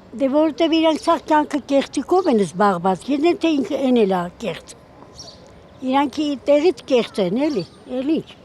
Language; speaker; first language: Armenian; native; Armenian